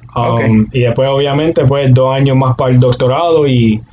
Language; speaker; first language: Spanish; native; Spanish